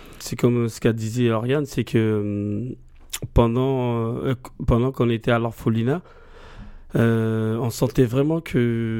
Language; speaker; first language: French; native; French